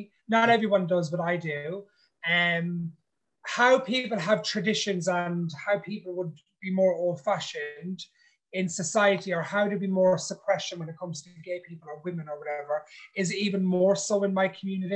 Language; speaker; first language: English; native; English